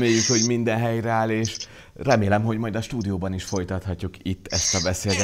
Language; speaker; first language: Hungarian; native; Hungarian